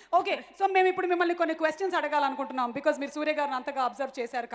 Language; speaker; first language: Telugu; native; Telugu